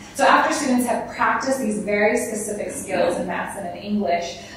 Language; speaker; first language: English; native; English